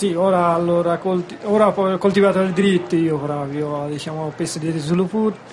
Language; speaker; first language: Italian; non-native, learner; Bangla